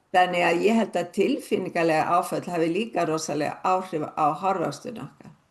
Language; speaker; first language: Icelandic; native; Icelandic